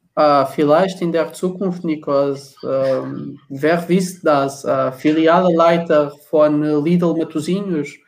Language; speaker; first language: German; non-native, learner; Portuguese